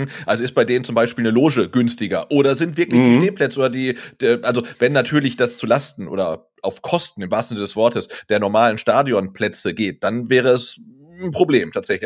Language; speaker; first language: German; native; German